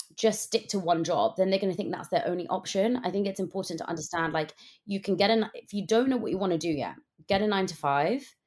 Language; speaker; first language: English; native; English